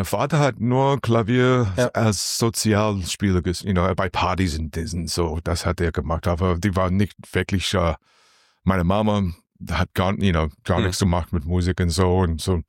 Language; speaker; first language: German; non-native, learner; English